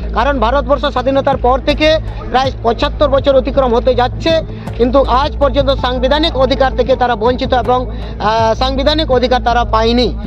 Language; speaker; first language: Bangla; non-native, local second language; Santali